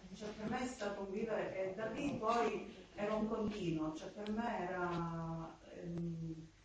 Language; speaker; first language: Italian; native; Italian